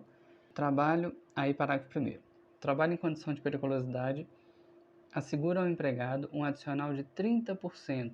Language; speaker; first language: Portuguese; native; Portuguese